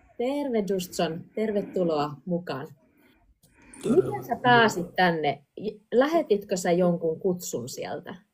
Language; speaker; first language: Finnish; native; Finnish